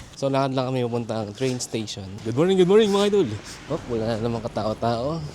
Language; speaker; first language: Filipino; native; Filipino